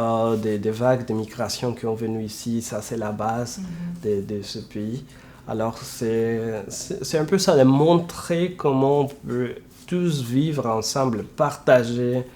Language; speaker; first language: French; non-native, fluent; Spanish